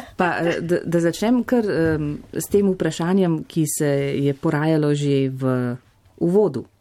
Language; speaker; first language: Slovenian; native; Slovenian